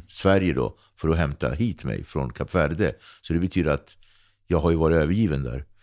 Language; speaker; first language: Swedish; early bilingual, other home language; Kabuverdianu